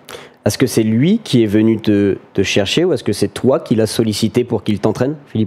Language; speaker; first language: French; native; French